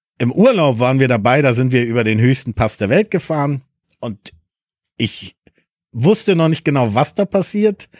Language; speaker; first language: German; early bilingual, other home language; Spanish